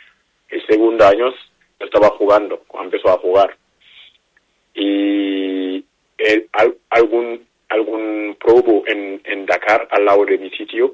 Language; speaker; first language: Spanish; non-native, learner; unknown